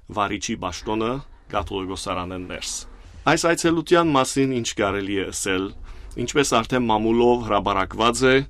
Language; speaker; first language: Armenian; early bilingual, heritage; Armenian